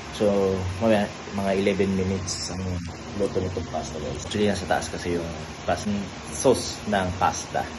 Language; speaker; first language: Filipino; native; Filipino